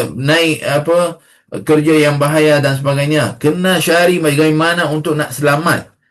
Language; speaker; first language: Malay; non-native, fluent; Arabic